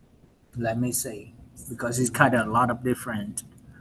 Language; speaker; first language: English; non-native, learner; Vietnamese